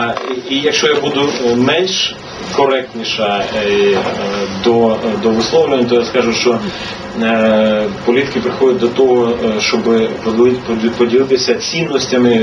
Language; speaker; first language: Ukrainian; native; Ukrainian